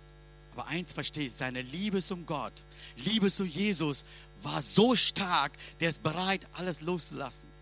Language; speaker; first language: German; non-native, learner; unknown